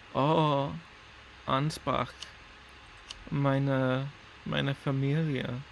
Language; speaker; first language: German; non-native, learner; English